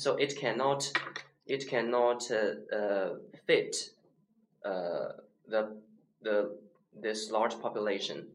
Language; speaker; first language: English; non-native, learner; Chinese